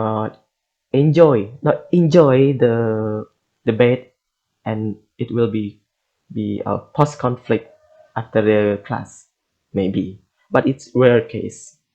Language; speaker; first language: English; non-native, learner; Indonesian